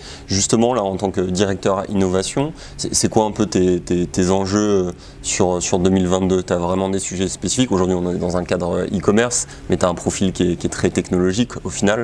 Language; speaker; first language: French; native; French